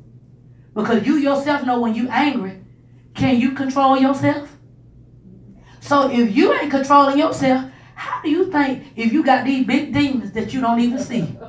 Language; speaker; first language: English; native; English